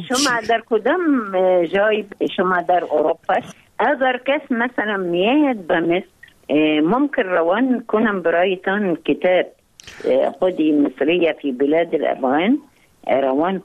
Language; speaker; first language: Persian; non-native, learner; Arabic